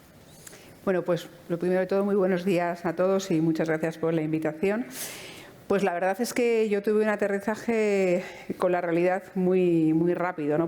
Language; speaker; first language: Spanish; native; Spanish